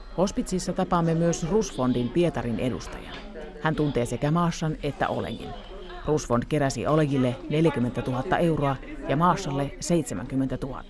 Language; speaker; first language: Finnish; native; Finnish